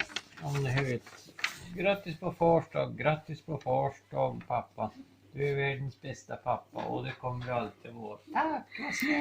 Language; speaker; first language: Swedish; native; Swedish